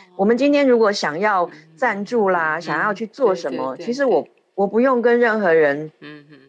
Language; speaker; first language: Chinese; native; Chinese